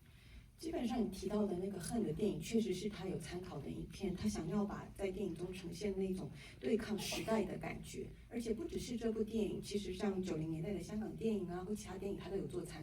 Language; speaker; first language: Chinese; native; Chinese